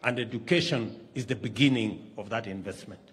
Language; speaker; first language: English; non-native, local second language; Kalenjin